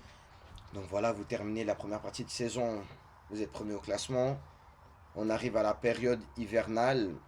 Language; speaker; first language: French; native; French